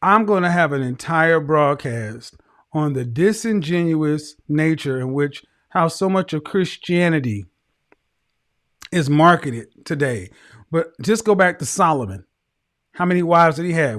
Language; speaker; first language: English; native; English